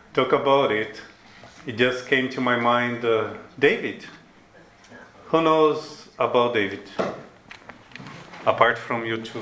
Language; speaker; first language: English; non-native, learner; Portuguese